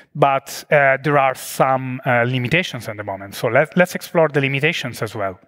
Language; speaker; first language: English; non-native, fluent; Italian